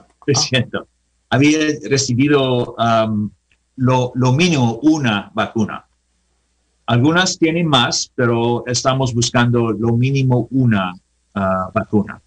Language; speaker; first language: Spanish; non-native, learner; English